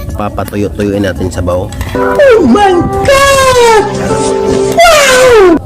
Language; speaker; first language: Filipino; non-native, local second language; Cebuano